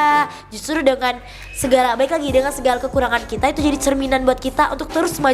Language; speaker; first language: Indonesian; native; Indonesian